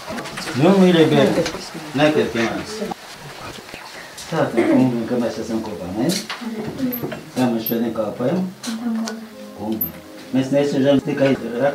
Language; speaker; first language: Latvian; non-native, local second language; Russian